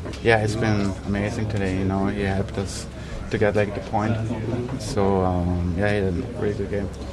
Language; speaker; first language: English; non-native, fluent; German